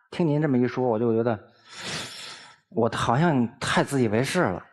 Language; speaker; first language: Chinese; native; Chinese